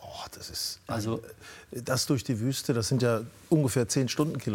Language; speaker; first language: German; native; German